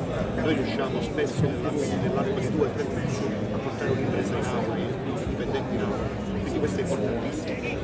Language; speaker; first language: Italian; native; Italian